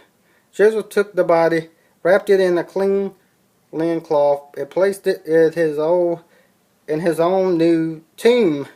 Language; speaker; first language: English; native; English